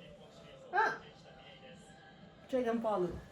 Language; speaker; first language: Japanese; non-native, learner; English